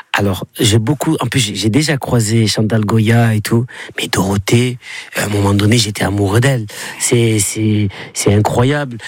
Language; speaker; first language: French; native; French